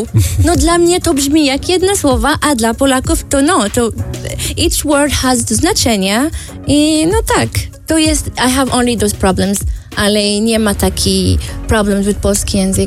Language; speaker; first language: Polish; non-native, learner; Arabic